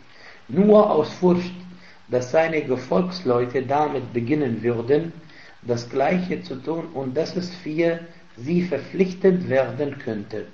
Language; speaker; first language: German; non-native, fluent; Arabic